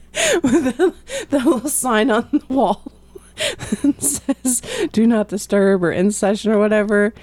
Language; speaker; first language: English; native; English